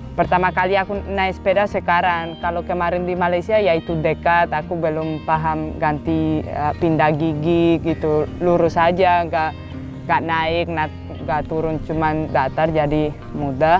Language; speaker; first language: Indonesian; non-native, fluent; Basque